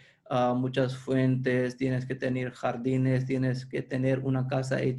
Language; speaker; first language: Spanish; non-native, fluent; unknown